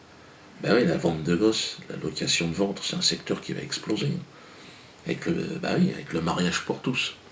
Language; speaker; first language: French; native; French